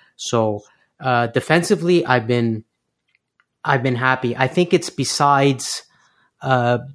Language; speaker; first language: English; native; English